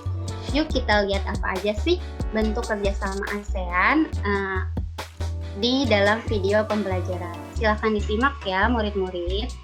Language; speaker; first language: Indonesian; native; Indonesian